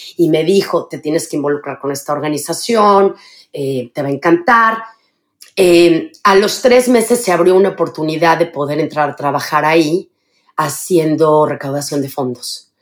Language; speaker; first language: Spanish; native; Spanish